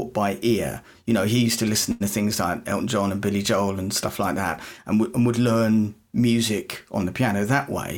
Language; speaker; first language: English; native; English